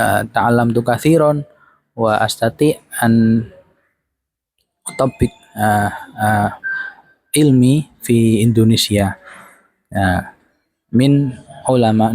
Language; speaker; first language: Arabic; non-native, learner; Javanese